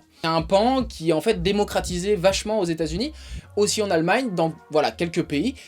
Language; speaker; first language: French; native; French